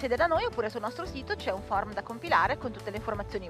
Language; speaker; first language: Italian; native; Italian